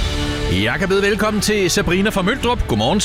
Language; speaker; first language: Danish; native; Danish